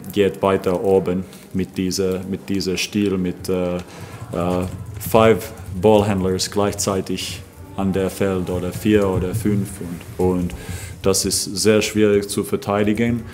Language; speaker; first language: German; non-native, fluent; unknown